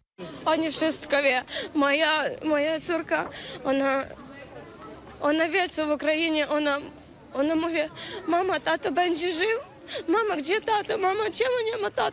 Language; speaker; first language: Polish; non-native, learner; Ukrainian